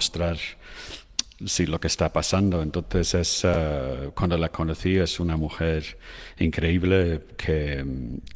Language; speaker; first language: Spanish; non-native, fluent; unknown